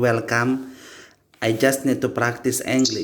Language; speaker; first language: English; non-native, learner; Indonesian